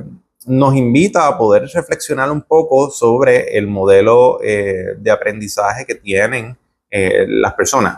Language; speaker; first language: Spanish; native; Spanish